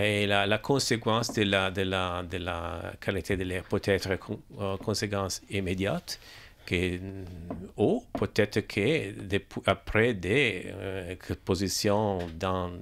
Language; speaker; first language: French; non-native, learner; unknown